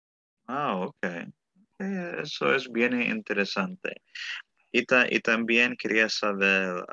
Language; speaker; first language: Spanish; early bilingual, heritage; Spanish